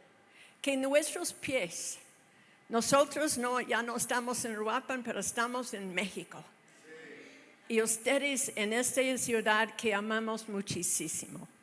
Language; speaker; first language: Spanish; non-native, fluent; English